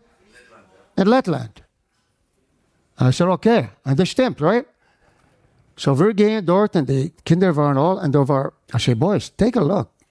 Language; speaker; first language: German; non-native, fluent; English